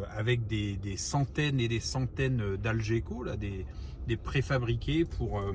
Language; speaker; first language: French; native; French